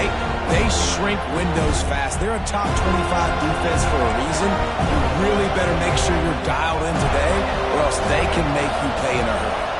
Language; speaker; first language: English; native; English